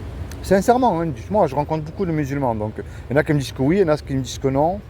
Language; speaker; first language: French; native; French